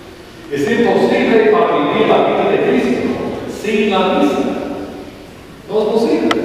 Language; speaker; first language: Spanish; non-native, learner; English